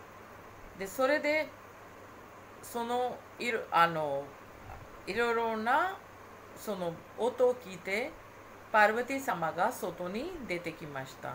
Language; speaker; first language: Japanese; non-native, fluent; Hindi